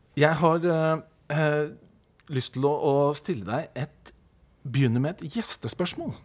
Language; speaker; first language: Norwegian; native; Norwegian